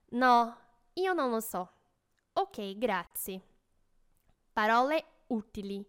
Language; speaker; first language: Italian; non-native, fluent; Portuguese